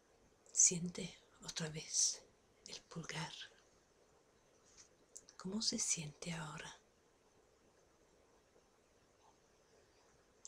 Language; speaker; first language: Spanish; non-native, fluent; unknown